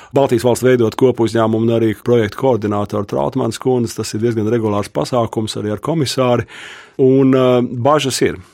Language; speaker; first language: Latvian; native; Latvian